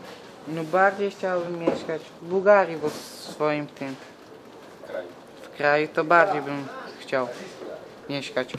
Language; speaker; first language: Polish; early bilingual, other home language; Turkish